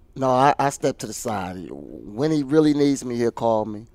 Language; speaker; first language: English; native; English